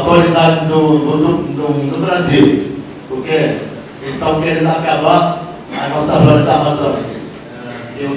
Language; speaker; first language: Portuguese; non-native, local second language; Yanomámi